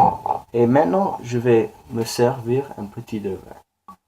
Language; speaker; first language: French; non-native, learner; English